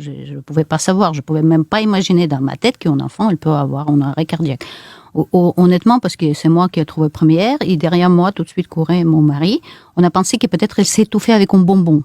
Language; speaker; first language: French; non-native, fluent; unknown